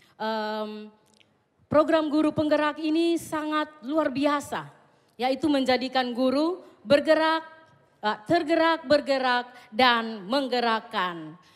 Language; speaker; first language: Indonesian; native; Indonesian